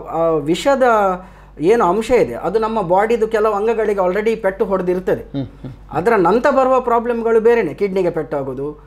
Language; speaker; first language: Kannada; non-native, local second language; Tulu